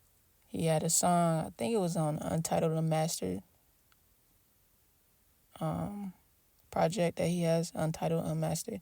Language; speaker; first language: English; native; English